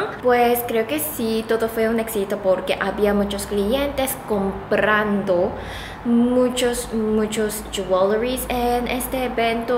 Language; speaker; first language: Spanish; non-native, fluent; Korean